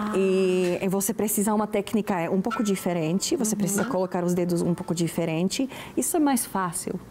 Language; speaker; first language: Portuguese; non-native, fluent; Slovak